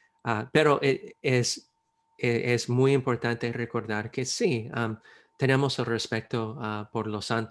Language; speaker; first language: Spanish; non-native, fluent; English